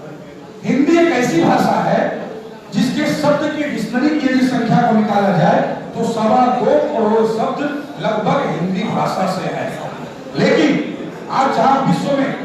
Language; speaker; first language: Hindi; native; Hindi